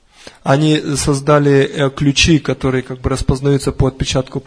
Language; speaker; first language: Russian; native; Russian